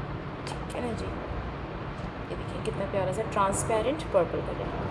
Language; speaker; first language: Hindi; native; Hindi